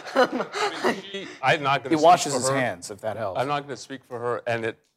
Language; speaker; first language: English; early bilingual, other home language; Russian